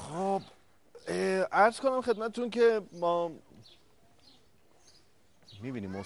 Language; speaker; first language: Persian; native; Persian